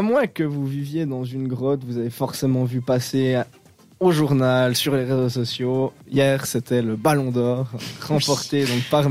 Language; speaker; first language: French; native; French